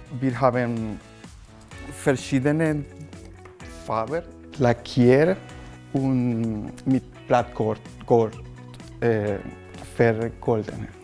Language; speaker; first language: German; non-native, learner; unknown